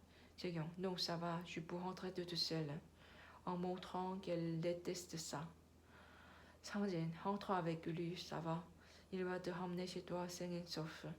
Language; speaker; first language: French; non-native, learner; Korean